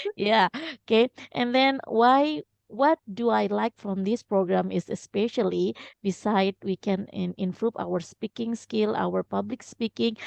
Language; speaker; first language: English; non-native, fluent; Indonesian